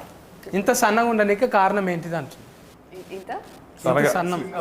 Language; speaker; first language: Telugu; native; Telugu